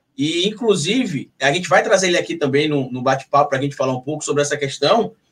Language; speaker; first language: Portuguese; native; Portuguese